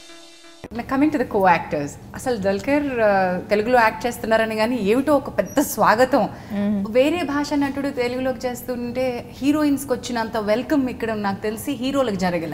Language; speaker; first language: Telugu; native; Telugu